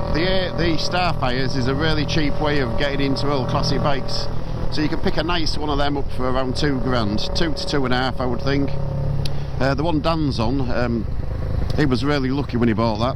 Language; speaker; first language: English; native; English